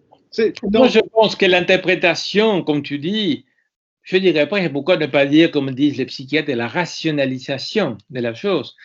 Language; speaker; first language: French; non-native, fluent; Spanish